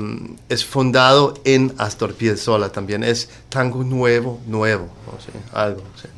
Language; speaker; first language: Spanish; non-native, learner; Danish